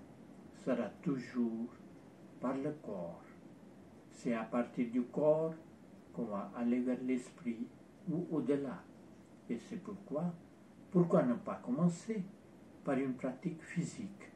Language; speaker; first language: French; non-native, fluent; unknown